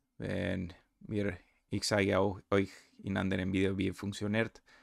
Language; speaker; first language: German; non-native, learner; Spanish